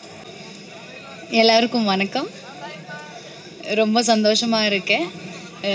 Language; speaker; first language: Tamil; non-native, learner; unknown